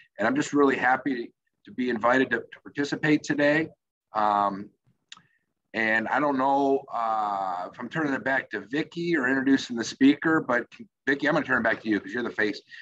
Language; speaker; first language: English; native; English